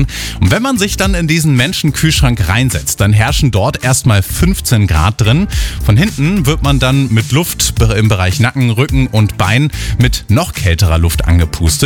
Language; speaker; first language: German; native; German